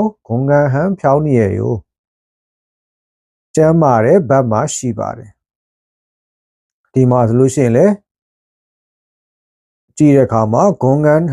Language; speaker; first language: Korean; non-native, fluent; Burmese